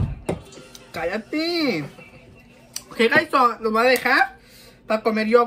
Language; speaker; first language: Spanish; early bilingual, heritage; Spanish